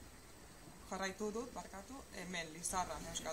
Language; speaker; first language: Basque; non-native, learner; Spanish